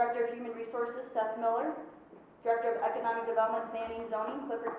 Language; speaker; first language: English; native; English